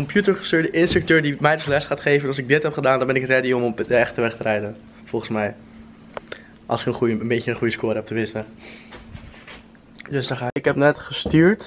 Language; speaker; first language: Dutch; native; Dutch